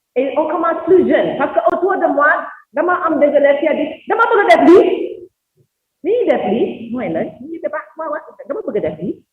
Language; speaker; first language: French; non-native, local second language; Wolof